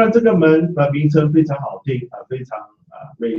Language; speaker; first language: Chinese; native; Chinese